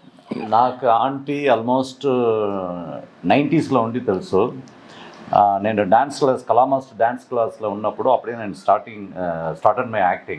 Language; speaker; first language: Telugu; non-native, fluent; Tamil